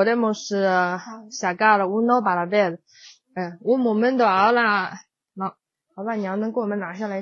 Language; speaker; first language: Spanish; non-native, learner; Chinese